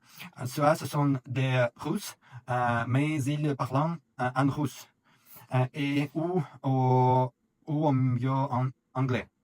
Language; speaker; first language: French; non-native, learner; Russian